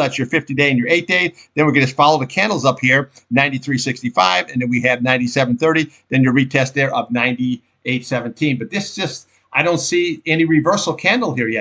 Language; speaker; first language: English; native; English